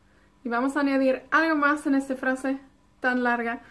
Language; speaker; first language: Spanish; non-native, fluent; Welsh